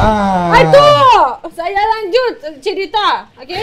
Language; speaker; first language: Indonesian; non-native, learner; Russian